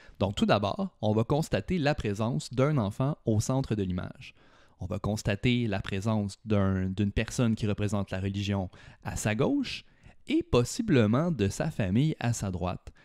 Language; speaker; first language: French; native; French